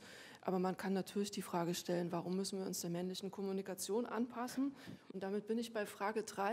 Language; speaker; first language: German; native; German